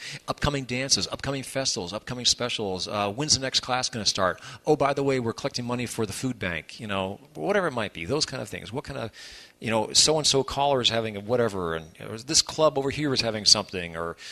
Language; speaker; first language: English; native; English